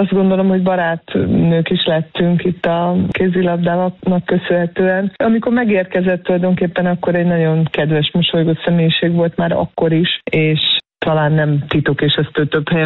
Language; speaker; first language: Hungarian; native; Hungarian